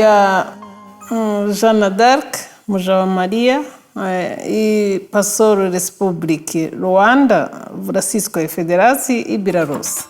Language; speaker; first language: Russian; non-native, fluent; Kinyarwanda